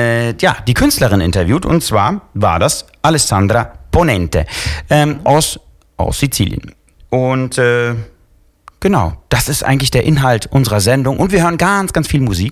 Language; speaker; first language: German; non-native, fluent; Italian